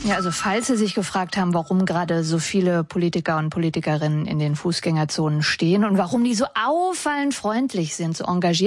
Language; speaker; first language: German; native; German